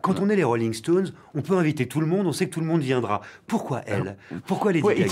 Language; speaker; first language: French; native; French